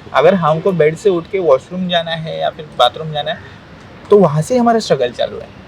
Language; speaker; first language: Hindi; non-native, local second language; Marathi